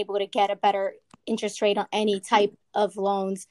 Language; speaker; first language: English; native; English